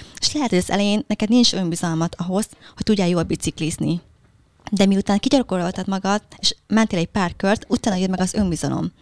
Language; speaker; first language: Hungarian; early bilingual, other home language; Vietnamese